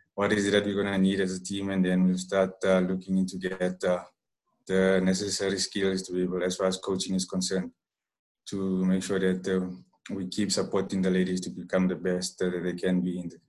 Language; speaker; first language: English; non-native, local second language; Afrikaans